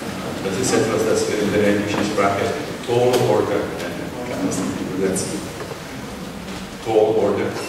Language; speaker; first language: German; non-native, fluent; Czech